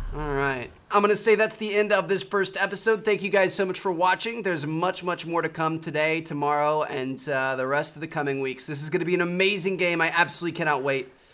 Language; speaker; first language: English; native; English